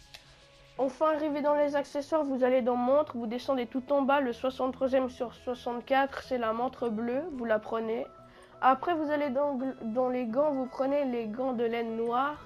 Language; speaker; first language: French; native; French